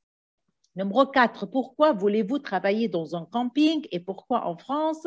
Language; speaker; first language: French; non-native, fluent; Arabic